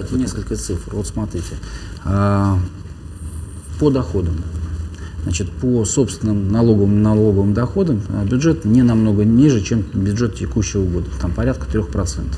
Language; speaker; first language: Russian; native; Russian